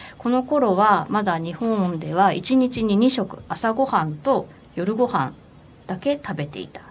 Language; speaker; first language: Japanese; native; Japanese